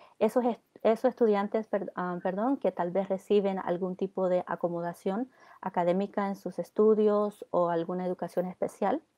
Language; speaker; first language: Spanish; early bilingual, heritage; Spanish